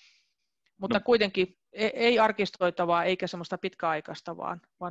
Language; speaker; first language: Finnish; native; Finnish